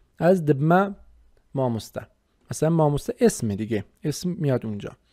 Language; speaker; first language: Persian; non-native, local second language; Kurdish